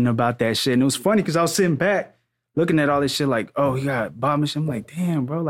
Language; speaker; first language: English; native; English